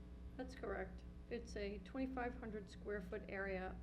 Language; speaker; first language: English; native; English